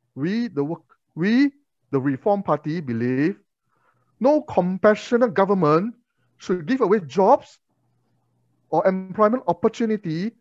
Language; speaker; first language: English; non-native, local second language; Chinese